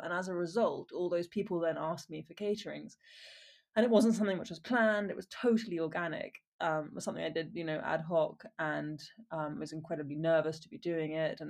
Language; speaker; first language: English; native; English